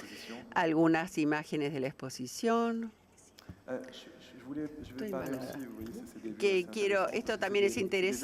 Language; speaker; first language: Spanish; non-native, fluent; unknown